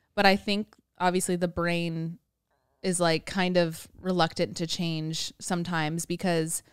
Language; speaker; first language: English; native; English